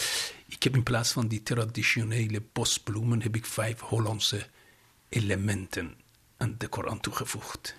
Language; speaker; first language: Dutch; non-native, fluent; Persian